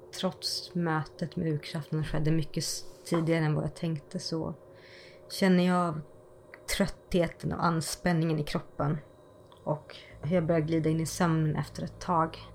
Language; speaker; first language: Swedish; native; Swedish